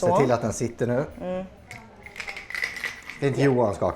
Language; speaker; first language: Swedish; native; Swedish